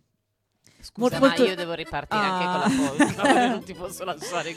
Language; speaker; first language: Italian; native; Italian